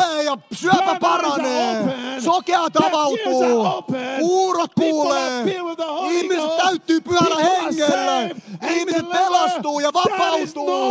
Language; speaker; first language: Finnish; native; Finnish